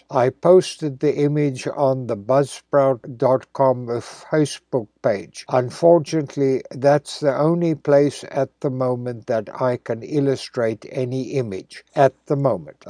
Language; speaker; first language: English; native; English